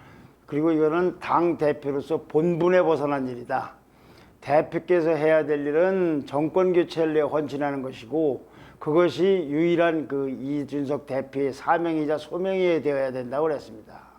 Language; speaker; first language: Korean; native; Korean